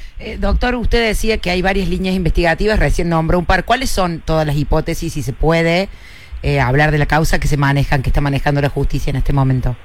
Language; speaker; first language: Spanish; native; Spanish